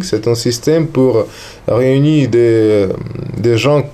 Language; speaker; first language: French; non-native, learner; Russian